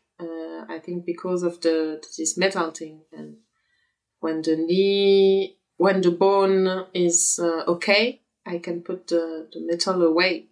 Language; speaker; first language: English; non-native, fluent; French